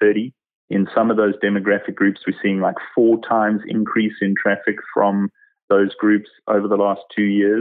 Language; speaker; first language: English; native; English